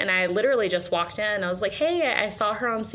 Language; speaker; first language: English; native; English